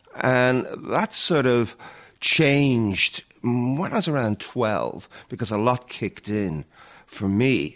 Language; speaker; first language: English; native; English